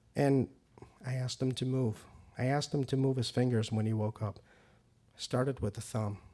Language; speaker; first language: English; early bilingual, other home language; Persian